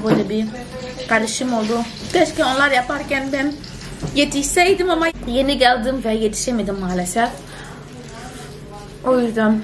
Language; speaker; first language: Turkish; non-native, fluent; Portuguese